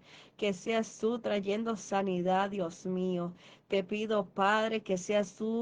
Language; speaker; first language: Spanish; native; Spanish